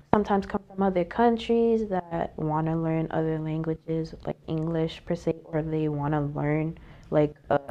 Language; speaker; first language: English; native; English